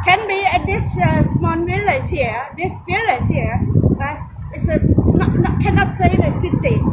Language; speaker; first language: English; non-native, learner; Thai